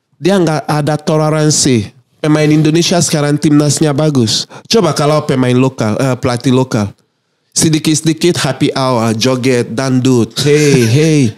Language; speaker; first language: Indonesian; non-native, fluent; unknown